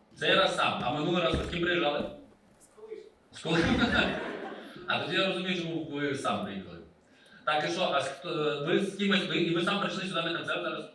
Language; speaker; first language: Ukrainian; non-native, local second language; Russian